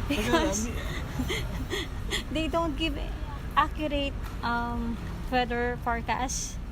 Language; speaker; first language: English; non-native, learner; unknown